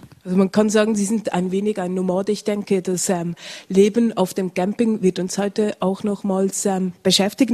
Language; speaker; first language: German; native; German